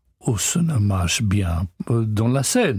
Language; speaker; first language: French; non-native, learner; English